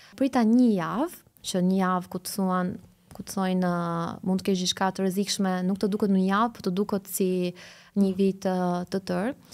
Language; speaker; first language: Albanian; early bilingual, heritage; Albanian